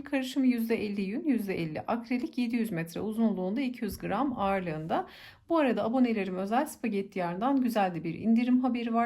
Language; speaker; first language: Turkish; native; Turkish